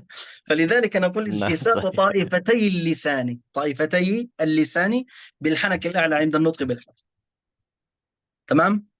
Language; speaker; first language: Arabic; native; Arabic